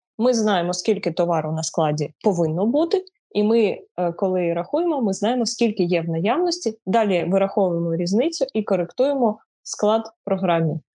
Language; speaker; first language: Ukrainian; non-native, local second language; Russian